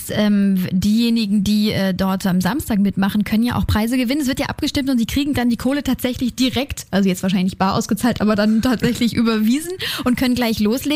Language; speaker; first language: German; native; German